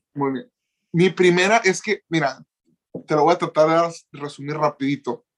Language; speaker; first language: Spanish; native; Spanish